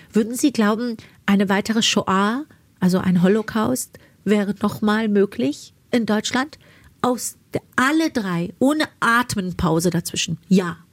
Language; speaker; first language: German; early bilingual, other home language; Persian